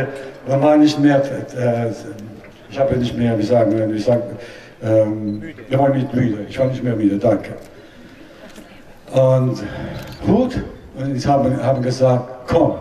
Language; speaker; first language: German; non-native, learner; Italian